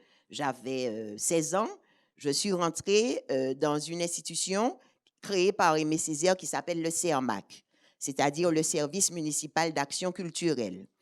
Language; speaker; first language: French; native; French